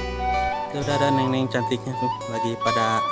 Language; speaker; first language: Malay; non-native, local second language; Sundanese